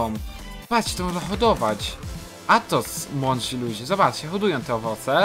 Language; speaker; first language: Polish; native; Polish